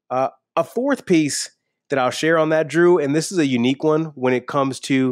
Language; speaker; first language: English; native; English